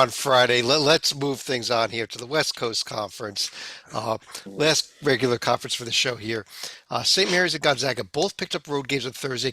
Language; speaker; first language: English; native; English